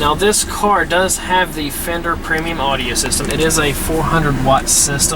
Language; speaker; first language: English; native; English